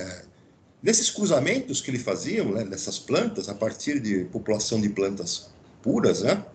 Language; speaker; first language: Portuguese; native; Portuguese